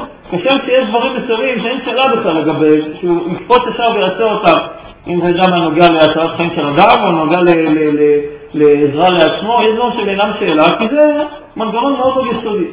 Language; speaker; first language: Hebrew; native; Hebrew